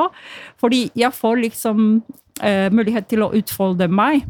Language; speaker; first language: Norwegian; non-native, fluent; Polish